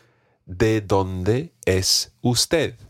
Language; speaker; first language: Spanish; non-native, fluent; English